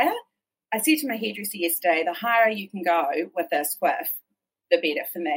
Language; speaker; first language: English; native; English